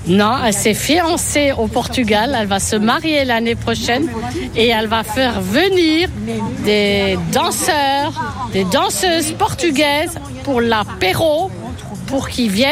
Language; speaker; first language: French; non-native, fluent; Portuguese